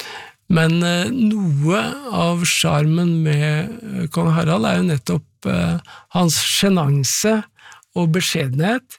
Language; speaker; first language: Norwegian; native; Norwegian